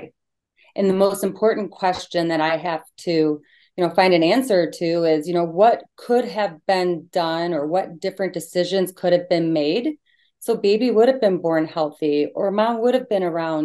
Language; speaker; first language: English; native; English